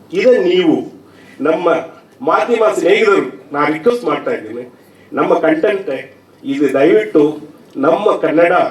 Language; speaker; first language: Kannada; non-native, learner; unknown